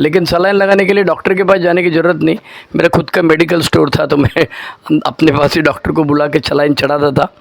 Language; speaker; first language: Hindi; non-native, local second language; Marathi